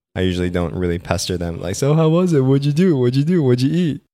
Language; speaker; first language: English; non-native, local second language; Korean